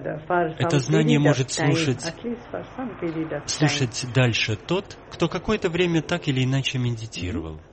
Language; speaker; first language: Russian; native; Russian